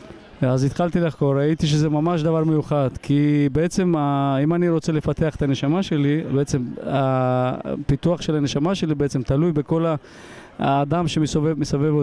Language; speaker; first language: Hebrew; non-native, fluent; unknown